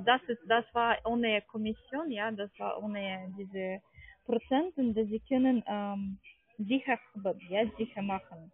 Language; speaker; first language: German; non-native, learner; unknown